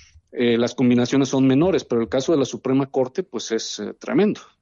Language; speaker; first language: Spanish; native; Spanish